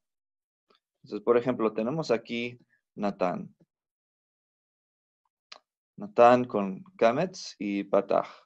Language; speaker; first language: Spanish; non-native, fluent; English